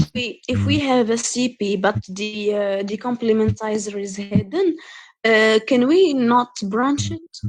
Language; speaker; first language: English; non-native, learner; Arabic